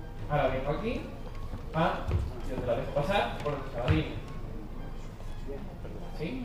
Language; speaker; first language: Spanish; native; Spanish